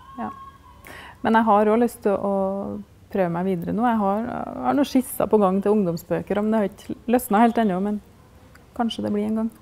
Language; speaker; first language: Norwegian; native; Norwegian